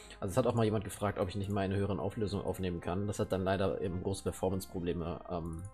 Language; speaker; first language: German; native; German